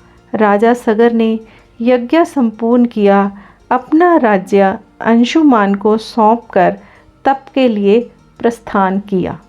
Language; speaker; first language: Hindi; native; Hindi